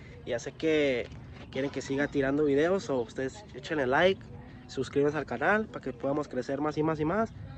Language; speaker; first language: Spanish; early bilingual, heritage; Spanish